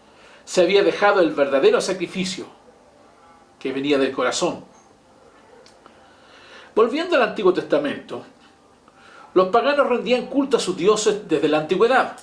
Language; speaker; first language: Spanish; native; Spanish